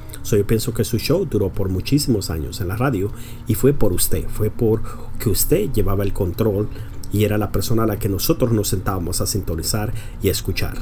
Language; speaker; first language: Spanish; early bilingual, heritage; Spanish